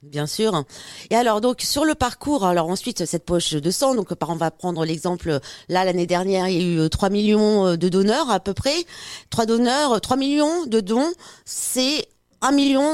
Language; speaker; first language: French; native; French